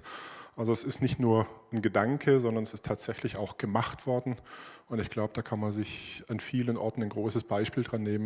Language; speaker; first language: German; native; German